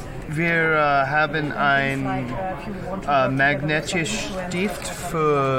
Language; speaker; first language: German; non-native, learner; English